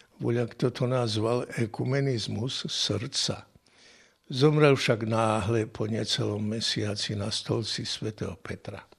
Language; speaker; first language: Slovak; native; Slovak